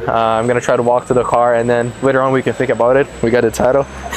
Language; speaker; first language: English; non-native, fluent; Portuguese